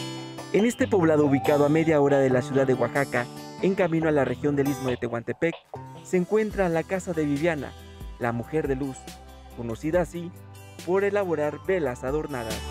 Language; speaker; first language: Spanish; native; Spanish